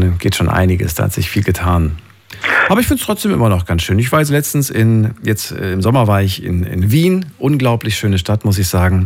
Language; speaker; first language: German; native; German